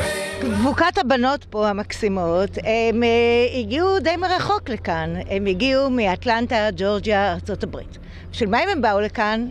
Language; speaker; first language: Hebrew; native; Hebrew